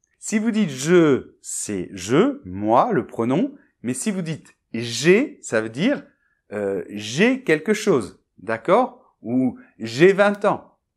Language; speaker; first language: French; native; French